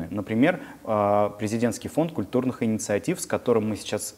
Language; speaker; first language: Russian; native; Russian